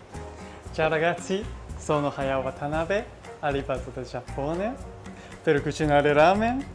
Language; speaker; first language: Italian; non-native, learner; Japanese